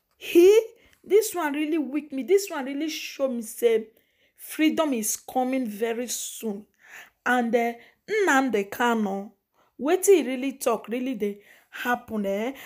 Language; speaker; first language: Nigerian Pidgin; non-native, local second language; Igbo